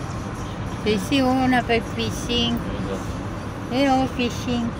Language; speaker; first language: French; non-native, learner; Filipino